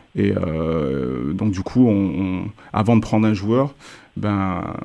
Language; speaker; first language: French; native; French